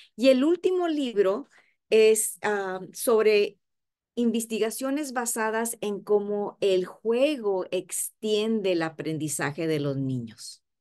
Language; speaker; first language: Spanish; early bilingual, heritage; Spanish